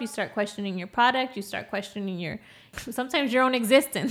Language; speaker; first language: English; early bilingual, other home language; Spanish